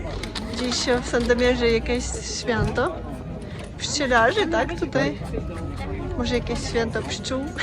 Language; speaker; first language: Polish; non-native, learner; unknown